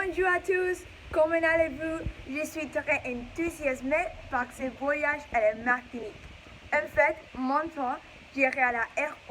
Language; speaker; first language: French; non-native, learner; English